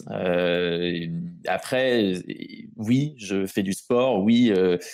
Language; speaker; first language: French; native; French